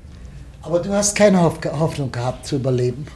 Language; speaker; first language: German; native; German